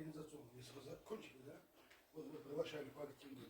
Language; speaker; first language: Russian; non-native, local second language; Tatar